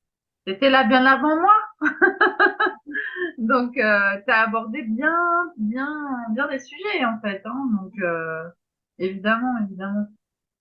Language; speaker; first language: French; native; French